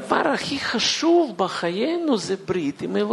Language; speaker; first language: Hebrew; non-native, fluent; Russian